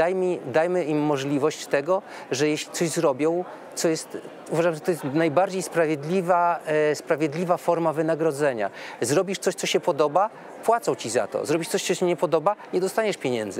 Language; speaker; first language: Polish; native; Polish